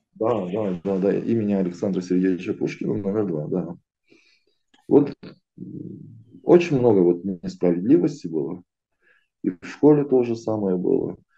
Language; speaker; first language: Russian; non-native, local second language; Azerbaijani